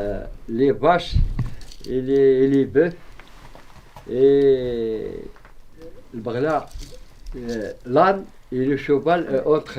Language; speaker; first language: French; non-native, learner; Arabic